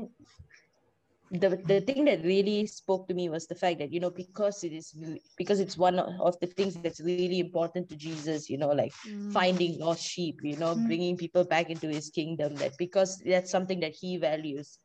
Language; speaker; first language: English; non-native, local second language; Tamil